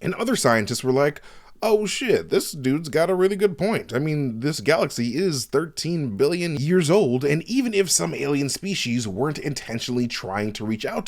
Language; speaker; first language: English; native; English